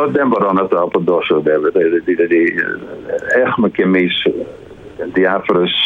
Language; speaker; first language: Greek; non-native, fluent; Dutch